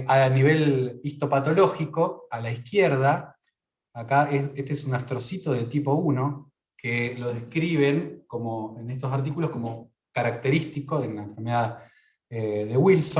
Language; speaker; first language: Spanish; native; Spanish